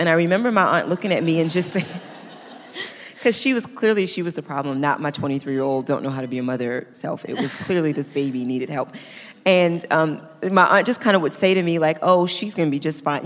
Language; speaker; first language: English; native; English